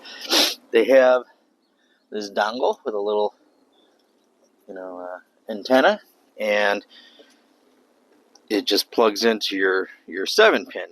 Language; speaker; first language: English; native; English